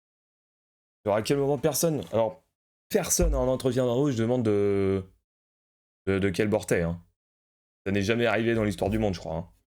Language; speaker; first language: French; native; French